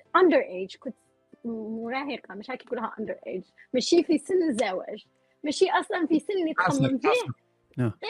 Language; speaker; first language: Arabic; native; Arabic